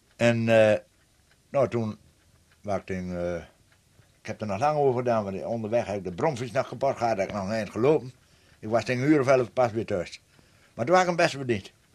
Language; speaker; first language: Dutch; native; Dutch